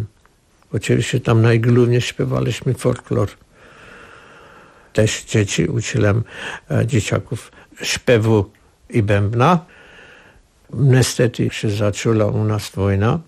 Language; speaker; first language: Polish; non-native, learner; Armenian